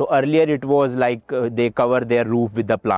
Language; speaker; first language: English; non-native, fluent; Hindi